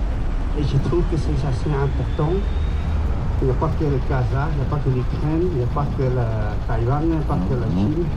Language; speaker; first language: French; early bilingual, other home language; Khmer